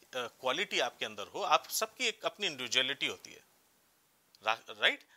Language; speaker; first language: Hindi; native; Hindi